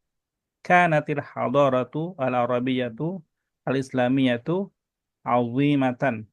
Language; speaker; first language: Arabic; non-native, fluent; Indonesian